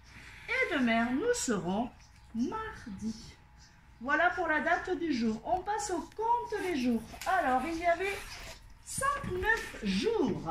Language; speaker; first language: French; native; French